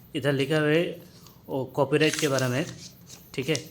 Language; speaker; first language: Hindi; non-native, local second language; Bangla